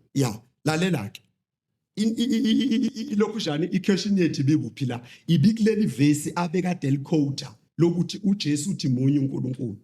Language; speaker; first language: Zulu; native; Zulu